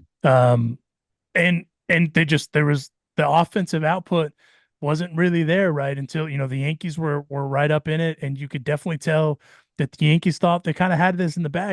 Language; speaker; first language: English; native; English